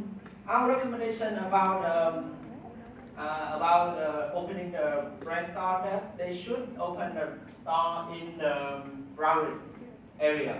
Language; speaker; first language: English; non-native, learner; Vietnamese